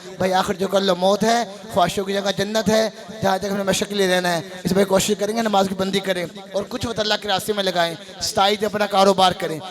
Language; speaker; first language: Urdu; non-native, local second language; Punjabi